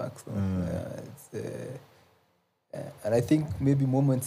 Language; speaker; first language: English; non-native, local second language; Kikuyu